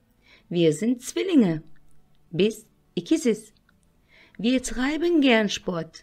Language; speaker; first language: German; non-native, fluent; Turkish